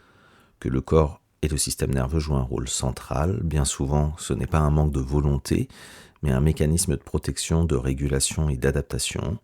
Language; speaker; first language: French; native; French